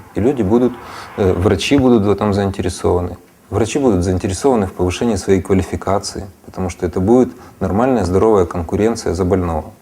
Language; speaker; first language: Russian; native; Russian